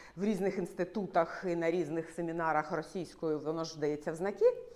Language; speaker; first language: Ukrainian; non-native, local second language; Russian